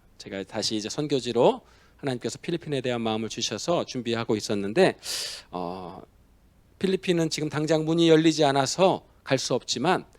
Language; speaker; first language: Korean; native; Korean